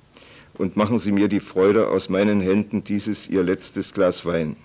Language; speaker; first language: German; native; German